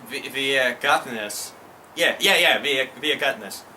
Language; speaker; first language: Danish; non-native, learner; Icelandic